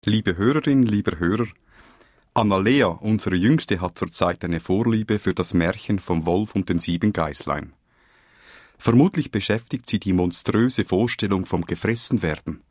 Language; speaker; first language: German; native; German